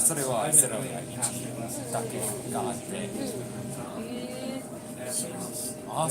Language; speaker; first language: Japanese; non-native, learner; English